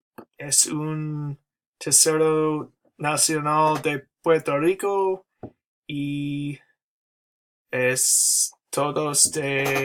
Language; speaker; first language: Spanish; non-native, learner; English